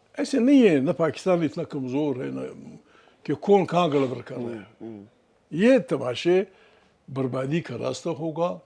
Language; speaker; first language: Urdu; non-native, local second language; Pashto